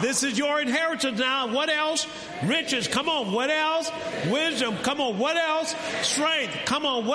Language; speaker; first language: English; native; English